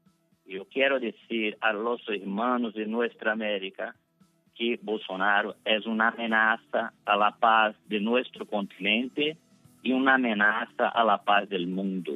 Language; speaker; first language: Spanish; non-native, fluent; Portuguese